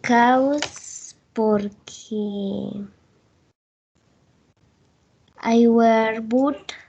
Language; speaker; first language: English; non-native, learner; Spanish